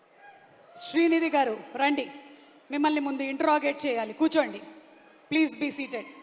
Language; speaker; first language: Telugu; native; Telugu